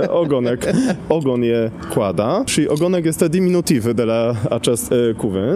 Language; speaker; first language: Romanian; non-native, fluent; Polish